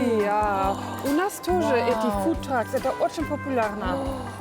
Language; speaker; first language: Russian; non-native, learner; German